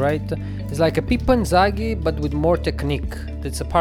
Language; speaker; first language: English; non-native, fluent; Italian